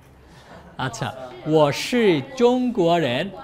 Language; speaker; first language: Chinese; non-native, fluent; Bangla